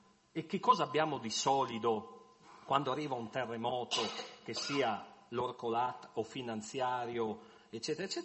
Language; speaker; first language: Italian; native; Italian